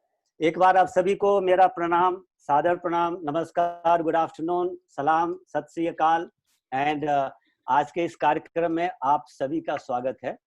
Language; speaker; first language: Hindi; native; Hindi